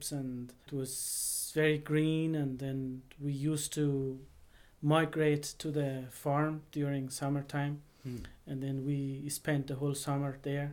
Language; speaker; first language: English; non-native, fluent; Persian